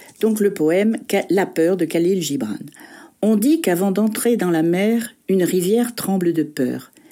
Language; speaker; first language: French; native; French